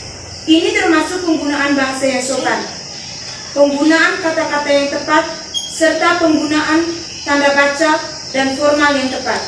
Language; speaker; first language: Indonesian; non-native, local second language; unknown